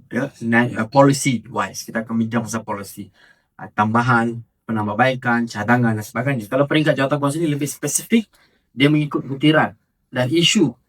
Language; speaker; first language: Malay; non-native, local second language; Tamil